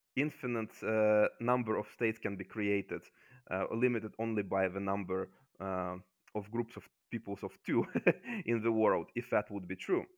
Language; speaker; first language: English; non-native, fluent; Azerbaijani